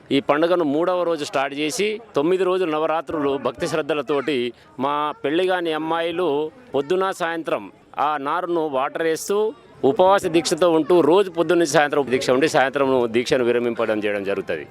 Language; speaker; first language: Telugu; non-native, local second language; Lambadi